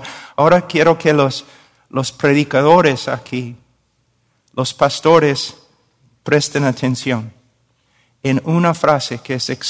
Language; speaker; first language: Spanish; non-native, fluent; English